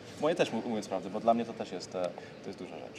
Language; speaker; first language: Polish; early bilingual, heritage; Polish